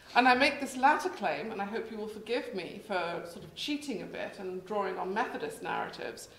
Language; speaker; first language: English; native; English